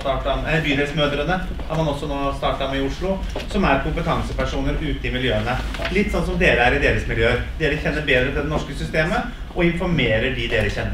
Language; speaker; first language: Norwegian; native; Norwegian